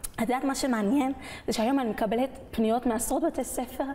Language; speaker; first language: Hebrew; early bilingual, other home language; French